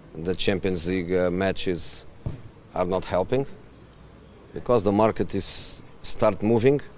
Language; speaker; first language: English; non-native, fluent; Portuguese